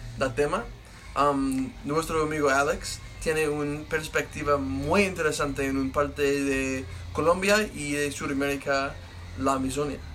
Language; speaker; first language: Spanish; non-native, learner; English